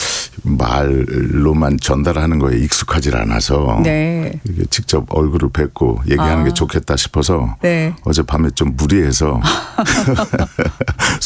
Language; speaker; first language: Korean; native; Korean